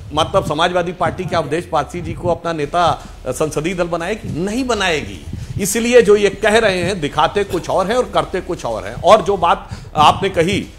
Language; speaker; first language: Hindi; native; Hindi